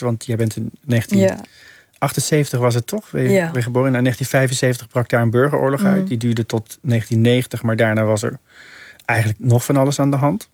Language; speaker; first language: Dutch; native; Dutch